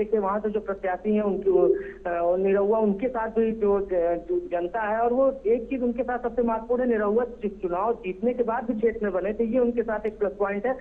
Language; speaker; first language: Hindi; native; Hindi